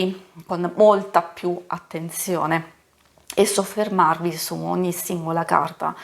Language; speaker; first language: Italian; native; Italian